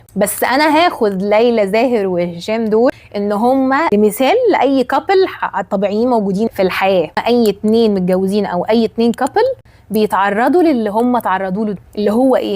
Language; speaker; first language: Arabic; native; Arabic